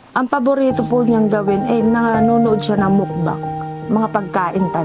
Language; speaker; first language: Filipino; native; Filipino